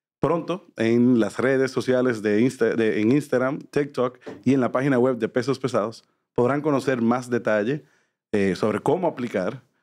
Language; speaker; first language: Spanish; native; Spanish